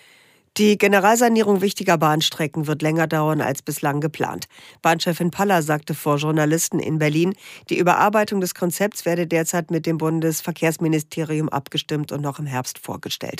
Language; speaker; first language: German; native; German